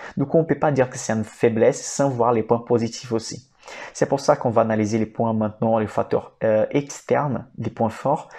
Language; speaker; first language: French; non-native, fluent; Portuguese